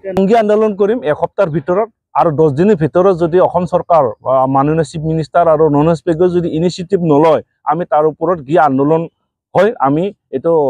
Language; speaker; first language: Assamese; non-native, local second language; Bodo